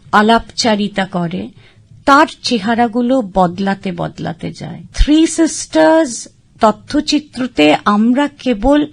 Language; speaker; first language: Bangla; native; Bangla